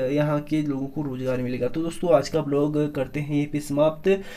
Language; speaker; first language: Hindi; native; Hindi